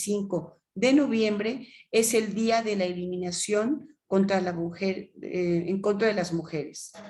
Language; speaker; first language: Spanish; native; Spanish